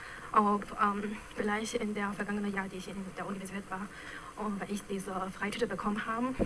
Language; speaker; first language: German; non-native, fluent; Chinese